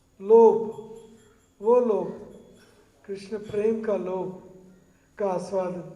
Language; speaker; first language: Hindi; non-native, learner; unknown